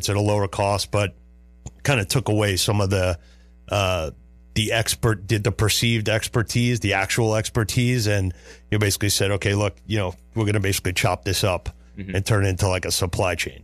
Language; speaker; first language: English; native; English